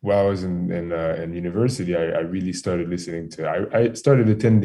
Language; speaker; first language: English; non-native, fluent; French